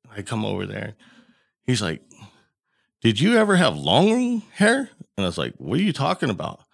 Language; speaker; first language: English; native; English